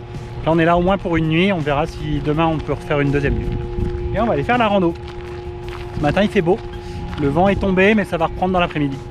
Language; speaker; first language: French; native; French